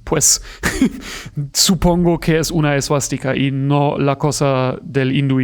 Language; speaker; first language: Spanish; non-native, fluent; German